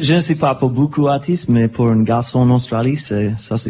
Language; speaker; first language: French; non-native, learner; English